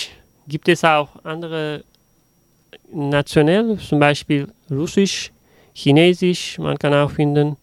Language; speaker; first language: German; non-native, learner; Uzbek